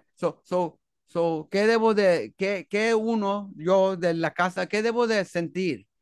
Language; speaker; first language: Spanish; early bilingual, heritage; Spanish